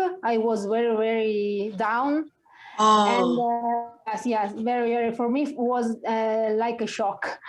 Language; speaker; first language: English; non-native, learner; Italian